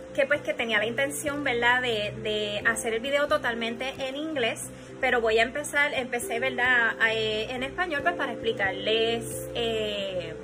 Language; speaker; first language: Spanish; early bilingual, heritage; Spanish